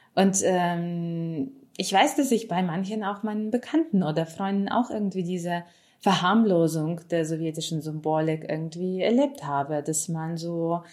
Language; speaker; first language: German; non-native, fluent; Ukrainian